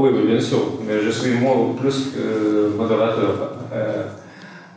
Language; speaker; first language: French; non-native, fluent; Russian